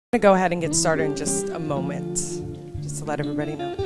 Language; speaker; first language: English; native; English